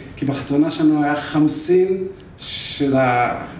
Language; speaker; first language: Hebrew; native; Hebrew